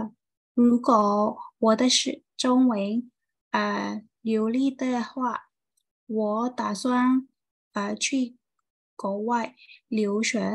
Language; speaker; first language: Chinese; non-native, learner; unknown